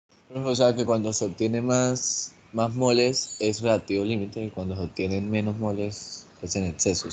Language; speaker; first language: Spanish; native; Spanish